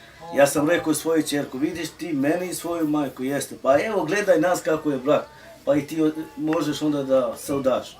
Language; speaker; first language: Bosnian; non-native, local second language; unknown